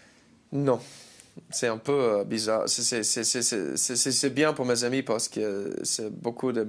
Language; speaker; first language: French; non-native, learner; English